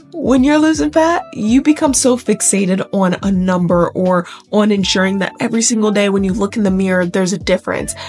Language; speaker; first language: English; native; English